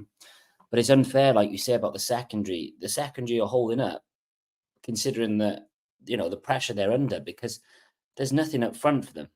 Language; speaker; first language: English; native; English